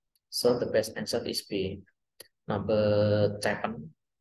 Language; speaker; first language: English; non-native, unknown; Indonesian